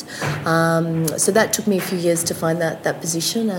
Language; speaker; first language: English; native; English